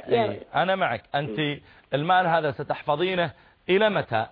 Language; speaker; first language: Arabic; native; Arabic